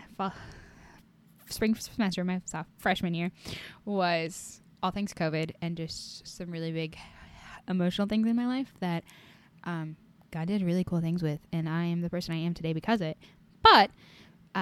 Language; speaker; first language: English; native; English